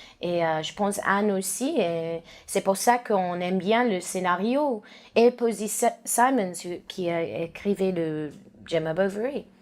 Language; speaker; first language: French; non-native, learner; English